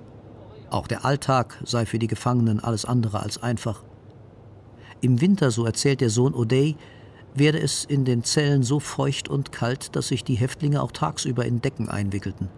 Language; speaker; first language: German; native; German